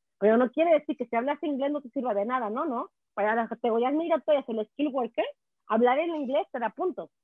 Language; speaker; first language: Spanish; native; Spanish